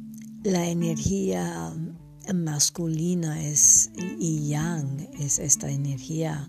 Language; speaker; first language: Spanish; non-native, fluent; English